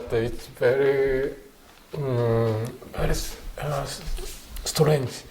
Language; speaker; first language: English; non-native, learner; Japanese